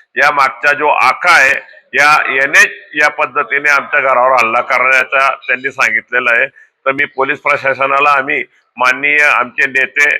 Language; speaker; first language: Marathi; native; Marathi